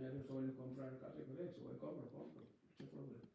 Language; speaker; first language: Italian; non-native, learner; Punjabi